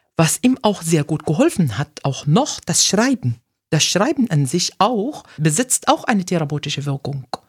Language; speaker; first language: German; non-native, fluent; Arabic